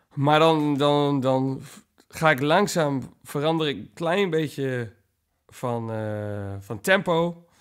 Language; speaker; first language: Dutch; native; Dutch